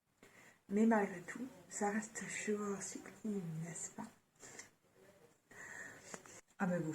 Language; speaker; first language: French; non-native, fluent; German